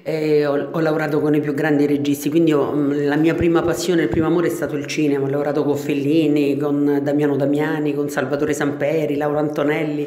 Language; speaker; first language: Italian; native; Italian